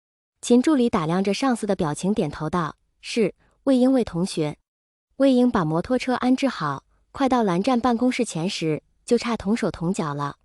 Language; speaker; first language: Chinese; native; Chinese